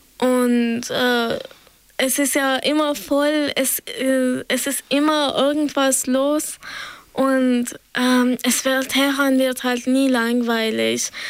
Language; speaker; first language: German; non-native, fluent; Persian